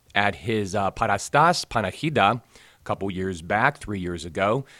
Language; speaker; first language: English; native; English